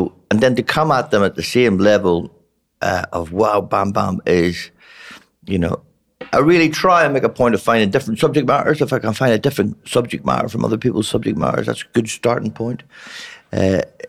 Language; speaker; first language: English; native; English